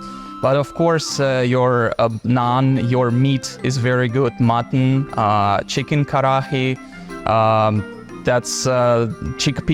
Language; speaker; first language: English; non-native, fluent; Russian